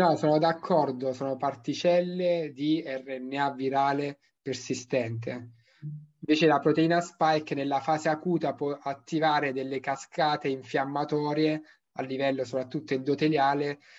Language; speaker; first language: Italian; native; Italian